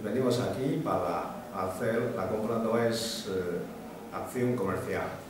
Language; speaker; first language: Spanish; non-native, fluent; Chinese